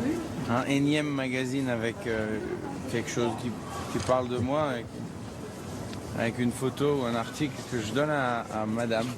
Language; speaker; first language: French; native; French